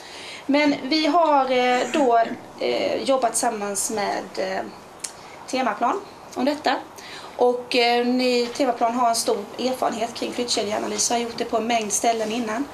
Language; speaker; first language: Swedish; native; Swedish